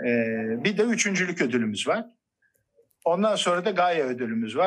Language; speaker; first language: Turkish; native; Turkish